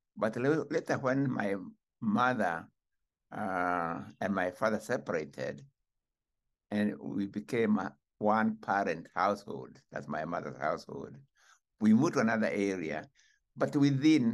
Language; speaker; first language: English; non-native, local second language; Kikuyu